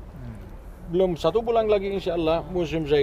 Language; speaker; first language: Indonesian; non-native, learner; Arabic